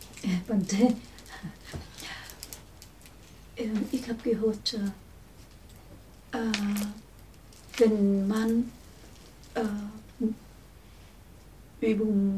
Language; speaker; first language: German; non-native, learner; Vietnamese